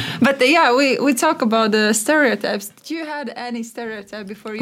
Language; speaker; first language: English; non-native, fluent; Latvian